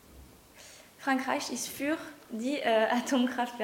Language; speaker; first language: German; non-native, learner; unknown